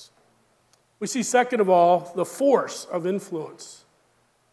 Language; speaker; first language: English; native; English